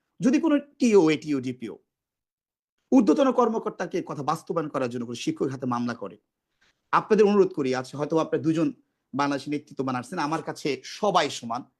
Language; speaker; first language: Bangla; native; Bangla